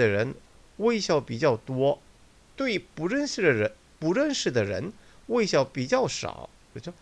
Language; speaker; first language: Chinese; non-native, fluent; Korean